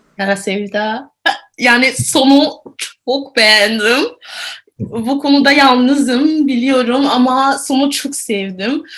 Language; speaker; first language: Turkish; non-native, learner; German